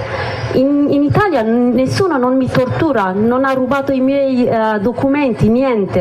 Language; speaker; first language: Italian; non-native, learner; Kurdish